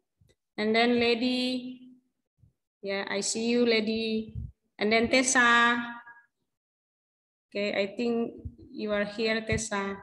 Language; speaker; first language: English; non-native, learner; Indonesian